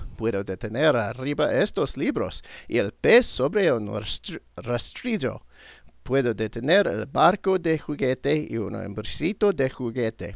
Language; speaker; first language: Spanish; non-native, learner; English